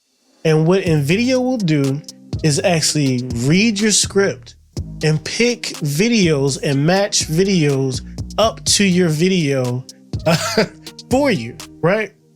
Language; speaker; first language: English; native; English